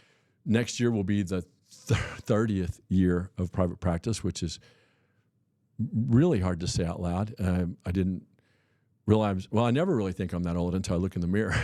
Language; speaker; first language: English; native; English